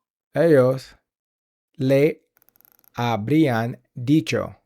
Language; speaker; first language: Spanish; non-native, learner; English